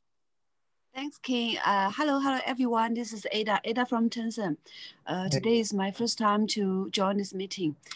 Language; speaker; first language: English; non-native, fluent; Chinese